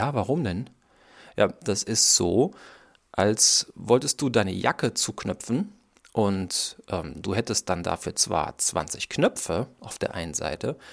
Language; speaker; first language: German; native; German